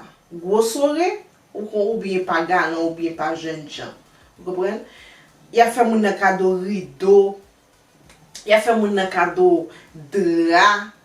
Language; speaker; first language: French; non-native, learner; Haitian Creole